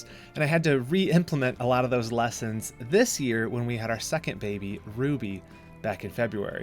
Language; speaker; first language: English; native; English